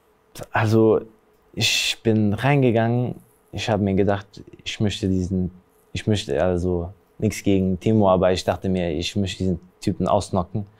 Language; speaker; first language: German; early bilingual, other home language; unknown